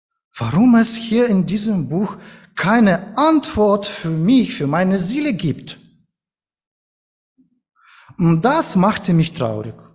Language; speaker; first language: German; non-native, learner; Ukrainian